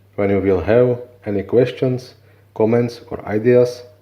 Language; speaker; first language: English; non-native, learner; Slovak